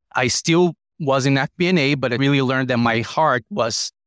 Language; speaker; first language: English; non-native, fluent; Portuguese